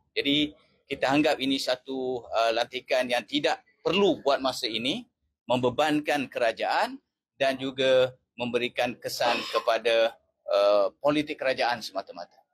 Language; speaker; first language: Malay; native; Malay